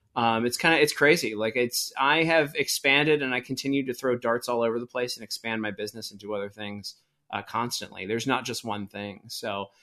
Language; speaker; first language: English; native; English